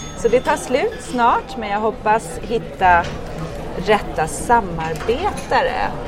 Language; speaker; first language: Swedish; early bilingual, heritage; Swedish